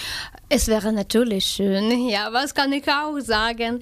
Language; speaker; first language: German; non-native, learner; Ukrainian